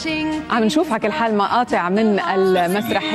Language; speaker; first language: Arabic; native; Arabic